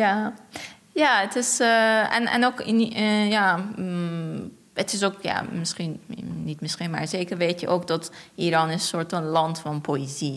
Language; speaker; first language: Dutch; non-native, fluent; Persian